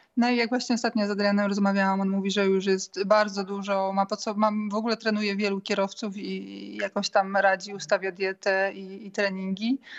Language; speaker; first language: Polish; native; Polish